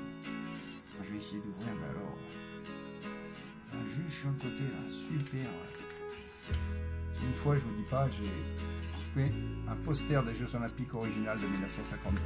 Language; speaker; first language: French; native; French